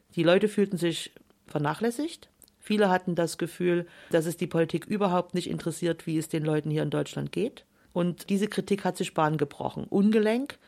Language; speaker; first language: German; native; German